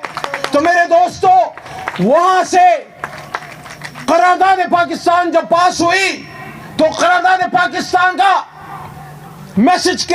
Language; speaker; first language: Urdu; native; Urdu